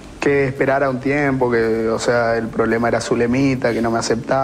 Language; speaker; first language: Spanish; native; Spanish